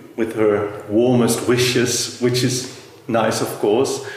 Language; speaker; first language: English; non-native, fluent; Dutch